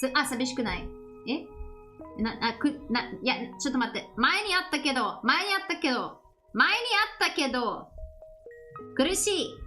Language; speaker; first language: Japanese; non-native, learner; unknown